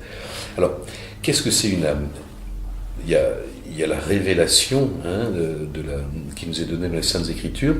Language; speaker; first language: French; native; French